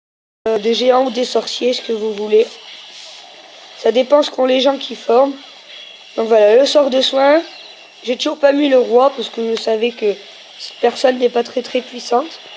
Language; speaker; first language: French; native; French